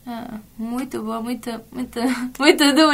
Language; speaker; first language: Portuguese; non-native, fluent; Spanish